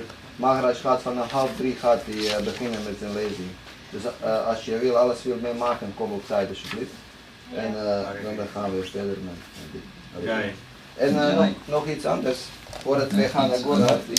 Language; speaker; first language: Dutch; non-native, fluent; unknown